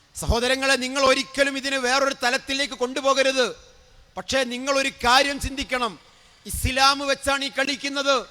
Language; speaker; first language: Malayalam; native; Malayalam